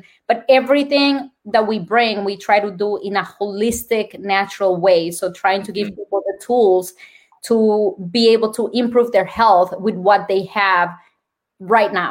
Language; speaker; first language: English; non-native, fluent; Spanish